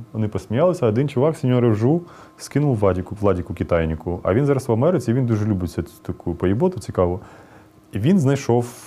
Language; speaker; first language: Ukrainian; non-native, local second language; Russian